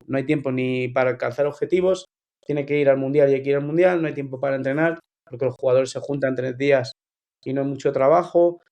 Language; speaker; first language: Spanish; native; Spanish